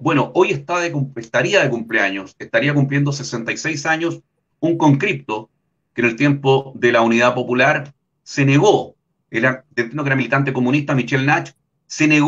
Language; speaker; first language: Spanish; native; Spanish